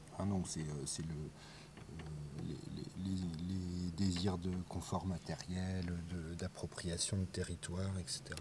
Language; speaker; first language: French; native; French